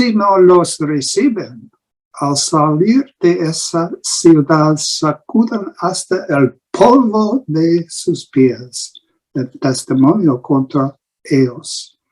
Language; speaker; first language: Spanish; non-native, learner; English